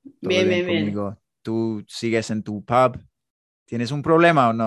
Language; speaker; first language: Spanish; non-native, learner; English